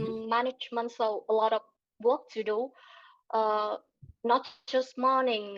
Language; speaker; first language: English; non-native, learner; Vietnamese